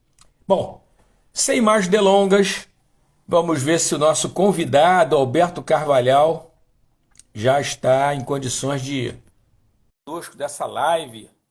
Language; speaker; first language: Portuguese; native; Portuguese